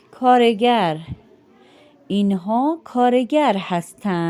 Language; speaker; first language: Persian; non-native, fluent; Urdu